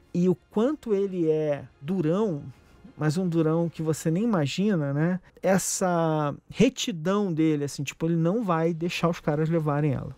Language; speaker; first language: Portuguese; native; Portuguese